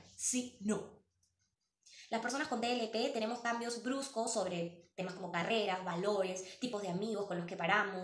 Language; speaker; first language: Spanish; native; Spanish